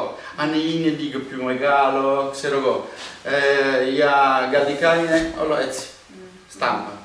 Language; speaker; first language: Greek; non-native, learner; Italian